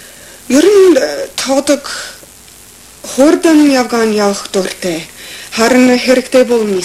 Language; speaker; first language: Mongolian; non-native, fluent; English